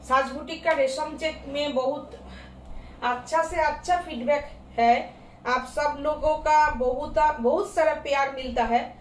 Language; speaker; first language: Hindi; non-native, local second language; Bangla